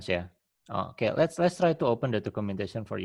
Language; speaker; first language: English; non-native, fluent; Indonesian